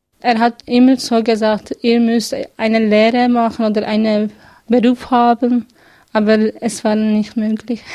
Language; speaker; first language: German; non-native, learner; Kurdish